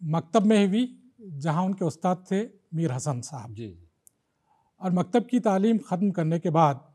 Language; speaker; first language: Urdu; native; Urdu